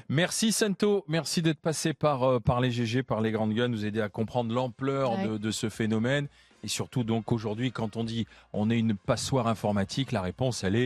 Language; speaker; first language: French; native; French